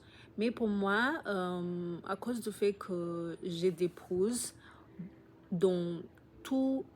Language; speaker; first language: French; non-native, learner; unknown